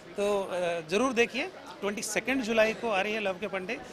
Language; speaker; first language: Hindi; native; Hindi